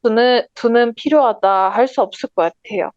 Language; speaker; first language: Korean; non-native, learner; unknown